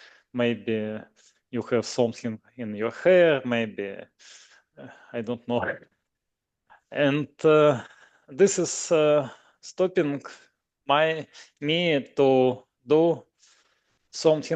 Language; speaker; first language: English; non-native, learner; Russian